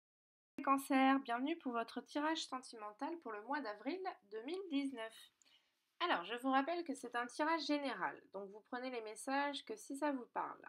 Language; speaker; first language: French; native; French